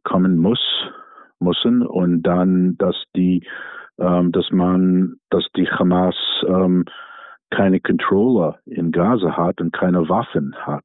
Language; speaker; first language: German; non-native, fluent; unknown